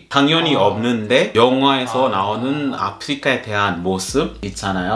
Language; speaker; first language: Korean; non-native, fluent; Gusii